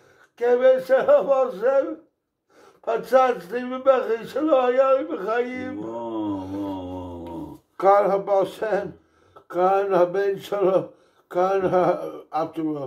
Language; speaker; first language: Hebrew; non-native, fluent; English